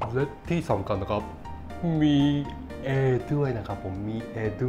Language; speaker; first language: Thai; non-native, learner; Japanese